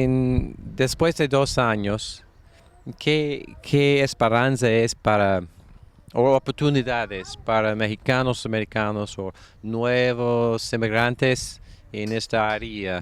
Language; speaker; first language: Spanish; non-native, fluent; English